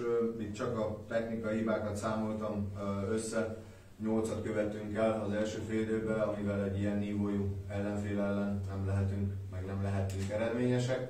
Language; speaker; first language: Hungarian; native; Hungarian